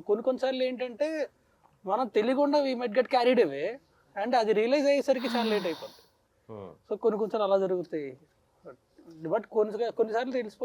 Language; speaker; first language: Telugu; native; Telugu